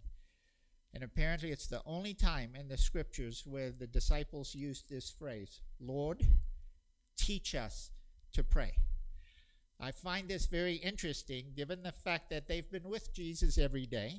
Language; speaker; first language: English; native; English